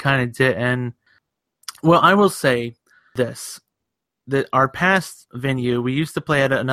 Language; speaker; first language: English; native; English